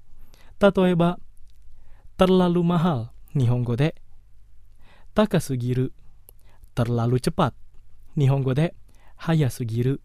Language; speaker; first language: Japanese; non-native, fluent; Indonesian